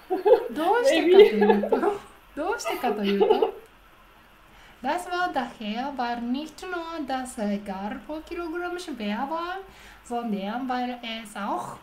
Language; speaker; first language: German; non-native, learner; Japanese